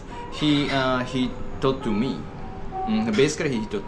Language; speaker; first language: English; non-native, learner; Japanese